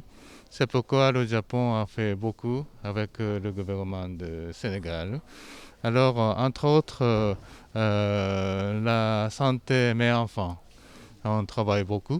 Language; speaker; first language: French; non-native, fluent; Japanese